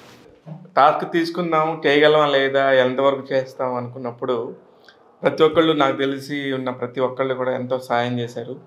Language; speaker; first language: Telugu; native; Telugu